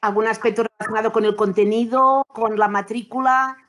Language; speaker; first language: Spanish; non-native, local second language; Catalan